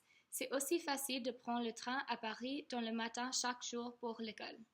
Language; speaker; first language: French; non-native, learner; English